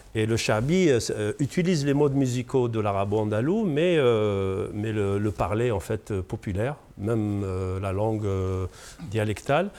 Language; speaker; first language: French; non-native, local second language; Arabic